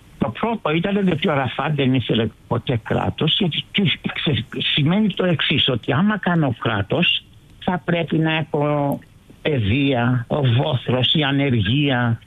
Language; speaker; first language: Greek; early bilingual, heritage; Greek